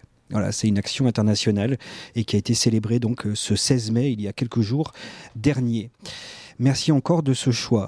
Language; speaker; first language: French; native; French